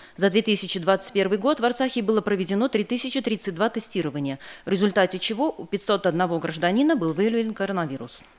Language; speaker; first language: Russian; non-native, local second language; Armenian